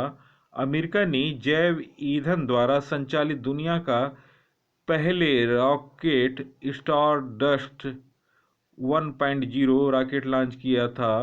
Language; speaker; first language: Hindi; native; Hindi